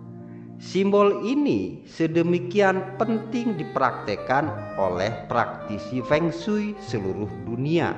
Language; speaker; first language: Indonesian; native; Indonesian